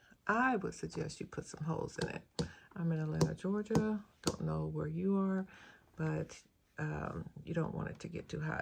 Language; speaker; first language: English; native; English